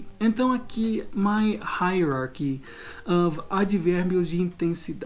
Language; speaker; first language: Portuguese; non-native, fluent; English